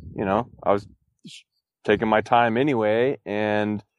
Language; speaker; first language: English; native; English